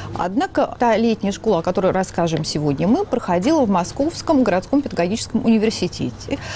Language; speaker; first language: Russian; native; Russian